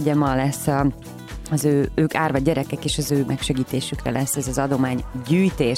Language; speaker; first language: Hungarian; native; Hungarian